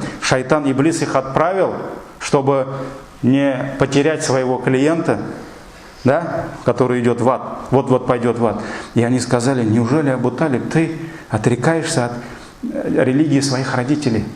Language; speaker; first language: Russian; non-native, local second language; Tatar